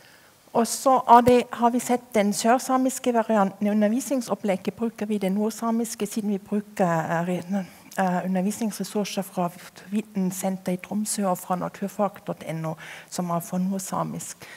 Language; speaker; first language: Norwegian; non-native, fluent; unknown